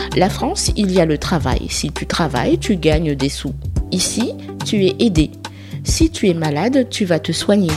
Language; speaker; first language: French; non-native, learner; Soninke